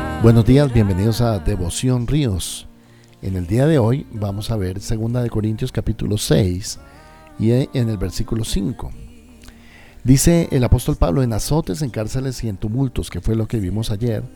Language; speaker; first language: Spanish; native; Spanish